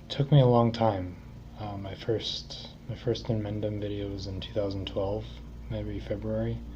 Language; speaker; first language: English; native; English